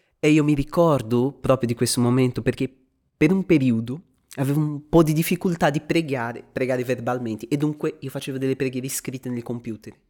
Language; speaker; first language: Italian; non-native, fluent; Portuguese